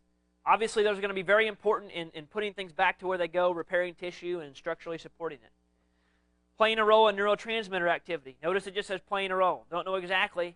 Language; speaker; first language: English; native; English